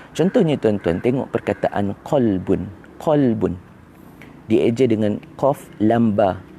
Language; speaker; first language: Malay; native; Malay